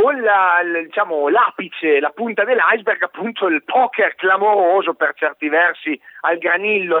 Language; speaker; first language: Italian; native; Italian